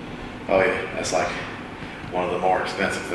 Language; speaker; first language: English; native; English